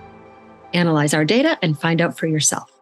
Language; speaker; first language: English; native; English